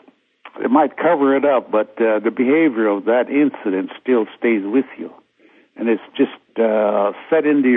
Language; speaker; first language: English; early bilingual, other home language; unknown